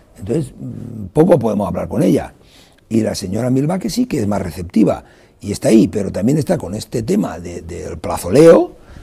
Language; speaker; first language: Spanish; non-native, local second language; Catalan